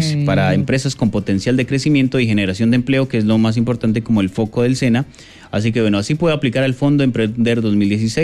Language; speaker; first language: Spanish; native; Spanish